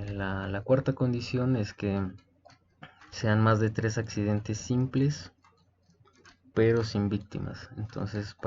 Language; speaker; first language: Spanish; native; Spanish